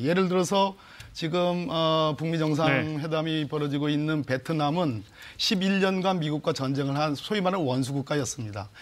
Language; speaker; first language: Korean; native; Korean